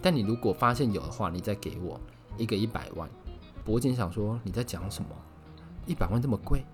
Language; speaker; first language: Chinese; native; Chinese